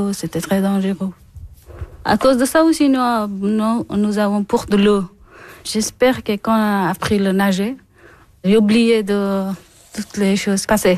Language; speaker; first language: French; non-native, learner; Persian